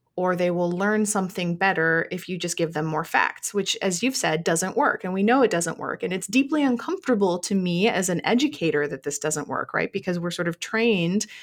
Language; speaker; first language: English; native; English